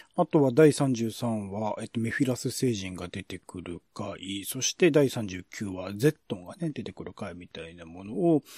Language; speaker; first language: Japanese; native; Japanese